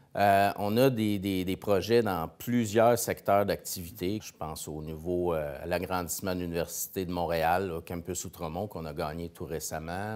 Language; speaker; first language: French; native; French